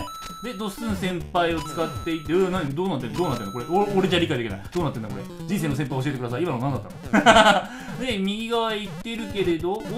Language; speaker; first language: Japanese; native; Japanese